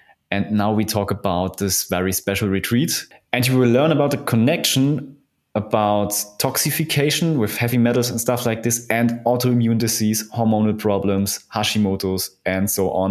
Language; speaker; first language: English; non-native, fluent; German